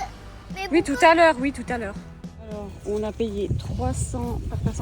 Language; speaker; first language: French; native; French